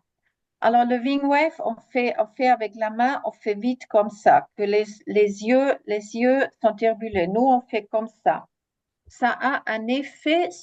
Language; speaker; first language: French; non-native, fluent; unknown